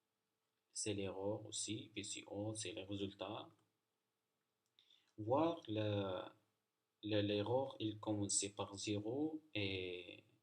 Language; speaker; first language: French; non-native, learner; Arabic